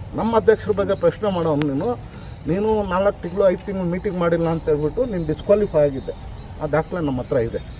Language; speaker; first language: Kannada; non-native, local second language; Urdu